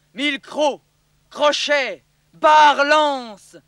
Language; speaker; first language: French; native; French